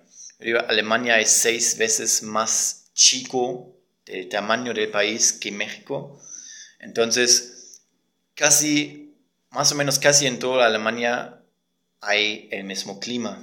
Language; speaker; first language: Spanish; non-native, fluent; German